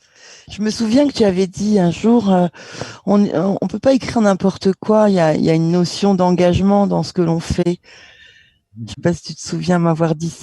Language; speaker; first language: French; native; French